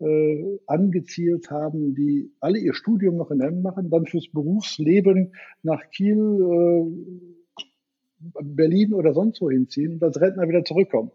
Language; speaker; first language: German; native; German